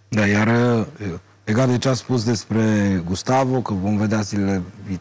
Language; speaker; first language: Romanian; native; Romanian